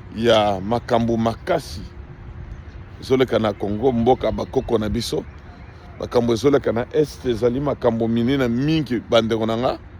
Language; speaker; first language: Lingala; non-native, local second language; Luba-Lulua